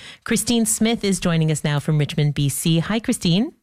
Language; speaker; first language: English; native; English